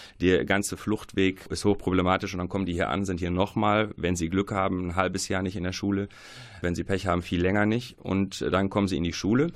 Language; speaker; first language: German; early bilingual, other home language; Arabic